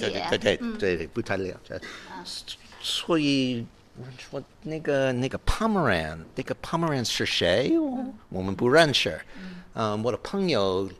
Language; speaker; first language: Chinese; non-native, learner; English